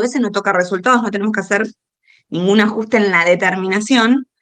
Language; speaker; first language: Spanish; native; Spanish